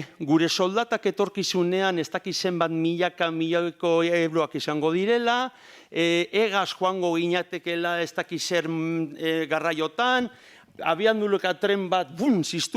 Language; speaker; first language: Basque; native; Basque